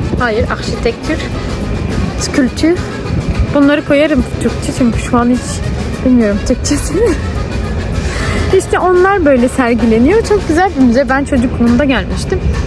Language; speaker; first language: Turkish; non-native, learner; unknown